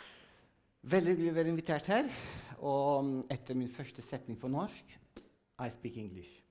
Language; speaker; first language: Norwegian; non-native, fluent; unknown